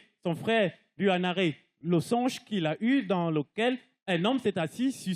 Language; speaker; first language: French; non-native, local second language; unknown